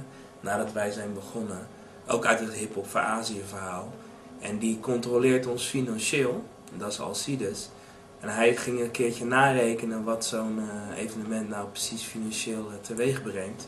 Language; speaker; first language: Dutch; native; Dutch